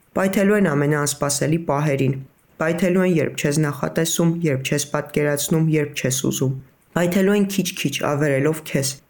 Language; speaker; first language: Armenian; native; Armenian